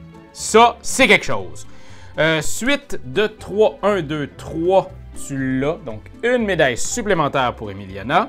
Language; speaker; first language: French; native; French